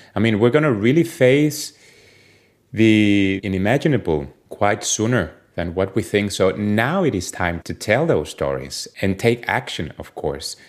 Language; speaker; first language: English; non-native, fluent; Spanish